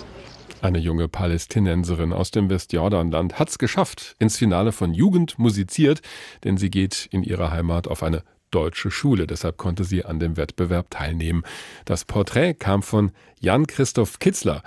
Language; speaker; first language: German; native; German